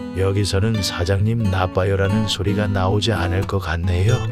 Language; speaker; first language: Korean; native; Korean